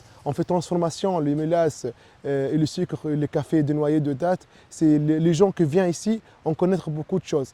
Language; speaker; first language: French; non-native, local second language; Arabic